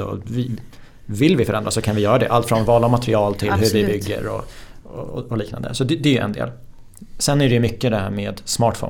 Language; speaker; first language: Swedish; native; Swedish